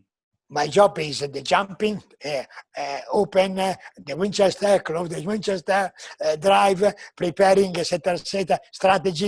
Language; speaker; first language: English; non-native, learner; Italian